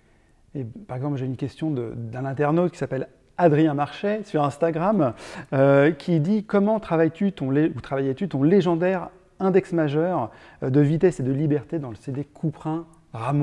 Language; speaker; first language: French; native; French